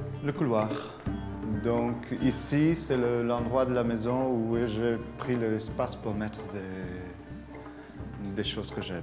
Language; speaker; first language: French; non-native, fluent; Portuguese